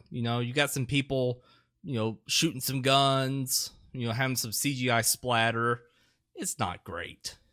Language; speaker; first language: English; native; English